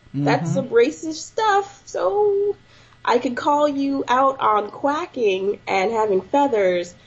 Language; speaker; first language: English; native; English